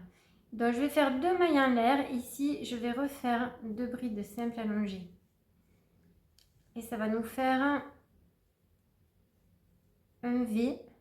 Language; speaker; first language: French; native; French